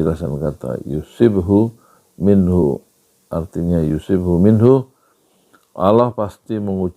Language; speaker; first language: Indonesian; native; Indonesian